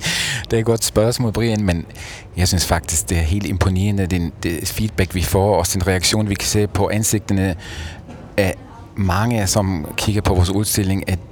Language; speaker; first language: Danish; non-native, fluent; German